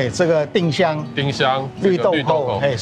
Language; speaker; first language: Chinese; non-native, fluent; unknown